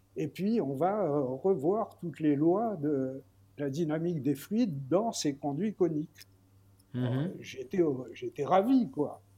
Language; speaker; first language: French; native; French